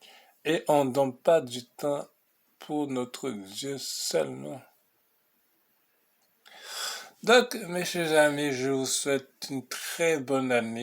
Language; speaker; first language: French; non-native, local second language; Haitian Creole